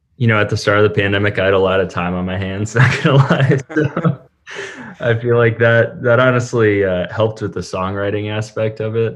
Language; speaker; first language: English; native; English